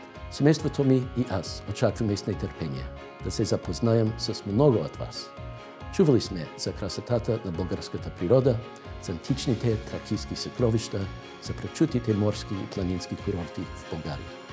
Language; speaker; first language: Bulgarian; non-native, learner; English